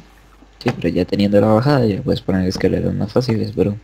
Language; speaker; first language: Spanish; native; Spanish